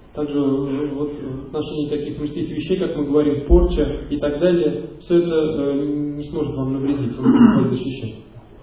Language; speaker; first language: Russian; native; Russian